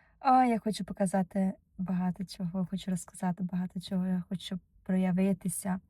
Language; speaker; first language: Ukrainian; non-native, learner; Russian